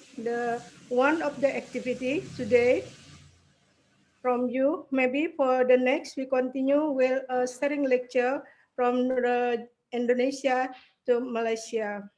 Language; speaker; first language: English; non-native, learner; Indonesian